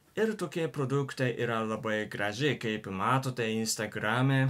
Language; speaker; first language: Lithuanian; non-native, learner; Japanese